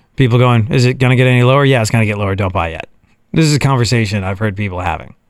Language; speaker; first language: English; native; English